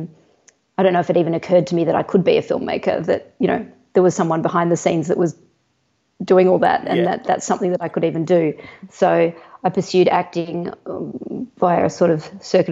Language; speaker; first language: English; native; English